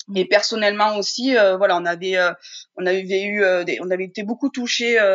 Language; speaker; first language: French; native; French